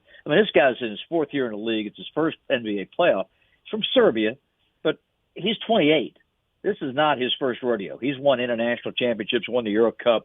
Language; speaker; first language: English; native; English